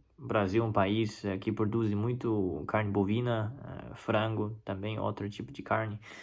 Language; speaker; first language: Portuguese; non-native, fluent; Chinese